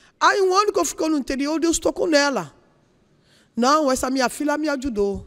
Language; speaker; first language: Portuguese; non-native, learner; Yoruba